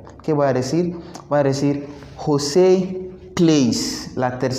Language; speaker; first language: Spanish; non-native, fluent; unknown